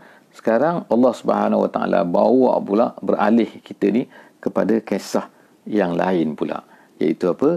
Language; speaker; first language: Malay; native; Malay